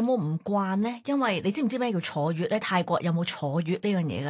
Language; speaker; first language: Cantonese; native; Cantonese